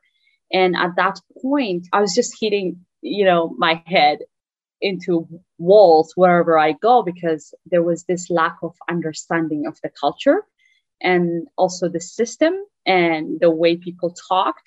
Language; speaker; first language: English; non-native, fluent; Tigrinya